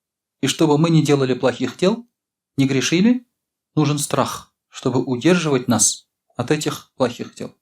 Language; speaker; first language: Russian; non-native, local second language; Tatar